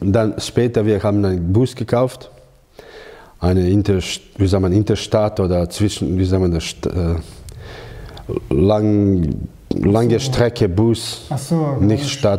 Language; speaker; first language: German; non-native, learner; Croatian